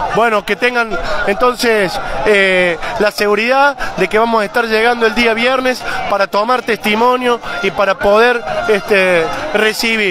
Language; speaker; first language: Spanish; native; Spanish